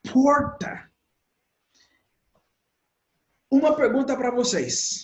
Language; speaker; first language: Portuguese; non-native, fluent; Haitian Creole